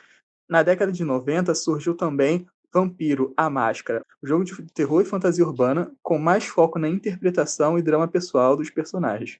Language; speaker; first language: Portuguese; native; Portuguese